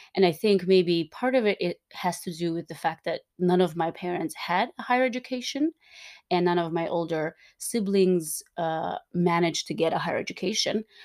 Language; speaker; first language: English; non-native, fluent; Turkmen